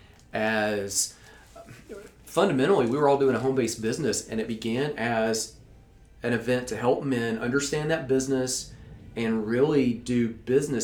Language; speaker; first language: English; native; English